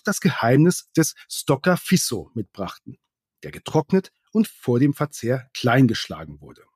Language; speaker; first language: German; native; German